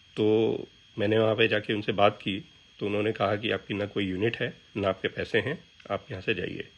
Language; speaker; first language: Hindi; native; Hindi